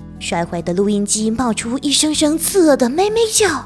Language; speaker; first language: Chinese; native; Chinese